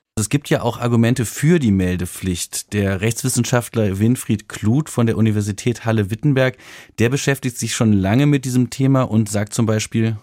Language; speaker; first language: German; native; German